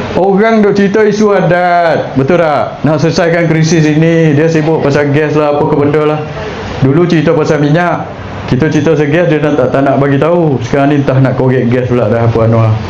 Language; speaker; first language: Malay; native; Malay